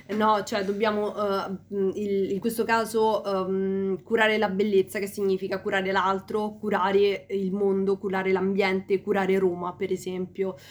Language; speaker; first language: Italian; early bilingual, other home language; Spanish